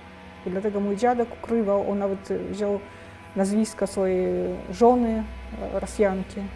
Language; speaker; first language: Polish; non-native, fluent; Russian